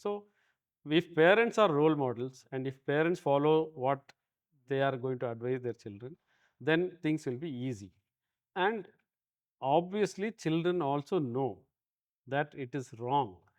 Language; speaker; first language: English; non-native, local second language; Tamil